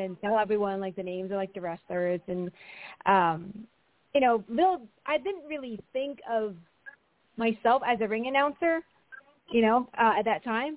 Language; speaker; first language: English; non-native, local second language; Filipino